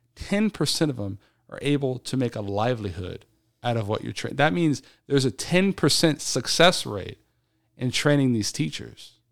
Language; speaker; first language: English; native; English